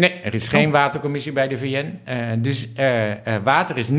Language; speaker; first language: Dutch; native; Dutch